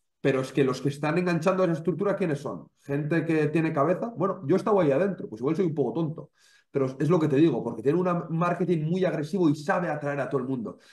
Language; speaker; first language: Spanish; native; Spanish